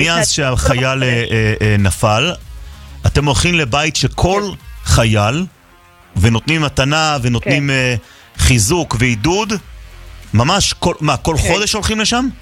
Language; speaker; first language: Hebrew; native; Hebrew